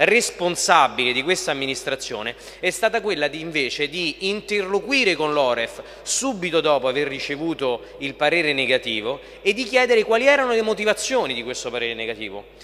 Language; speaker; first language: Italian; native; Italian